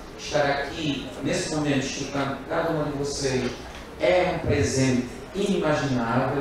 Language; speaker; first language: Portuguese; non-native, local second language; Kabuverdianu